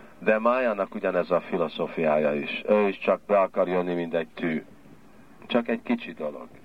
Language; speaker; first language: Hungarian; early bilingual, heritage; Hungarian